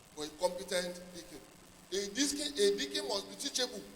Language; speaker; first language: English; non-native, local second language; Yoruba